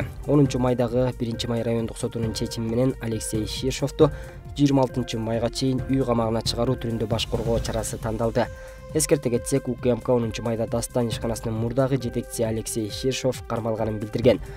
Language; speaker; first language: Kyrgyz; native; Kyrgyz